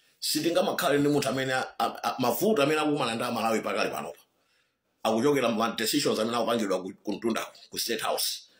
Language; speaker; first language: Nyanja; native; Nyanja